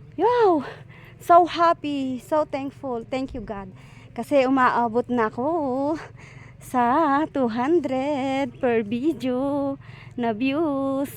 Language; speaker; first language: Filipino; non-native, local second language; Iloko